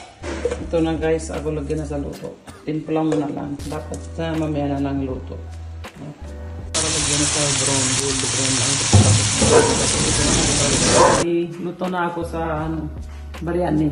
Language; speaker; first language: Filipino; non-native, learner; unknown